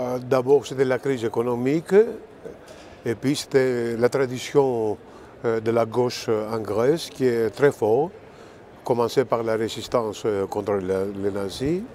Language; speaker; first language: French; non-native, fluent; Greek